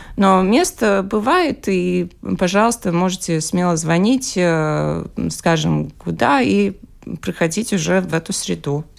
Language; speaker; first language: Russian; non-native, local second language; Latvian